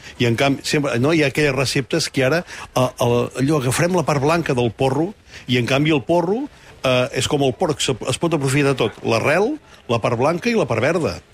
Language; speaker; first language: Catalan; native; Catalan